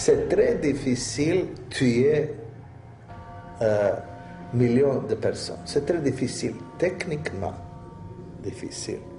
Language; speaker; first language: French; non-native, learner; Serbian